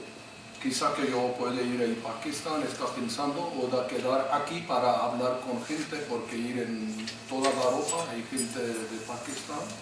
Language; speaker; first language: Spanish; non-native, learner; Urdu